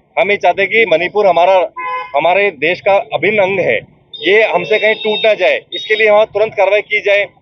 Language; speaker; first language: Hindi; native; Hindi